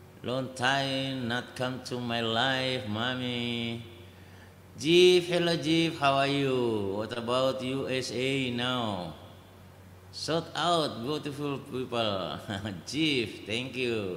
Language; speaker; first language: English; non-native, learner; Indonesian